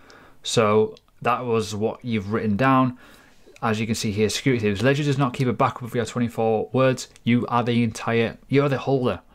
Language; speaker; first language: English; native; English